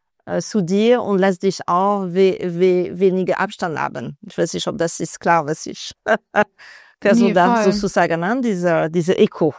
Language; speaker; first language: German; non-native, fluent; French